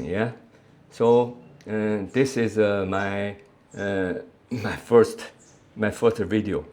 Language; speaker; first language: English; non-native, learner; Chinese